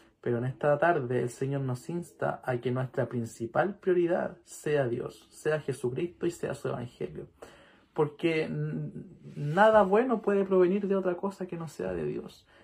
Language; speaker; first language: Spanish; native; Spanish